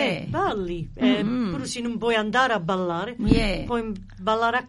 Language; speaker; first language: Italian; early bilingual, heritage; Italian